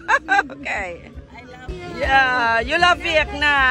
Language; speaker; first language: English; non-native, learner; Vietnamese